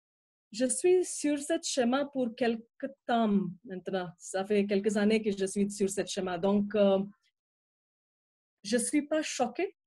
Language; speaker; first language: French; non-native, fluent; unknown